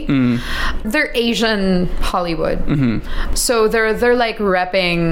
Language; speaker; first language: English; native; English